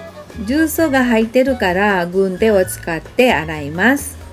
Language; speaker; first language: Japanese; non-native, fluent; Filipino